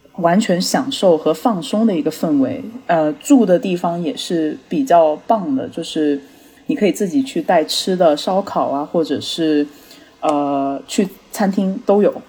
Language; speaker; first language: Chinese; early bilingual, heritage; Chinese